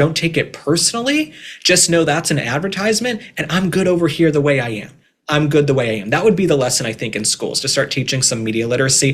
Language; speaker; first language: English; native; English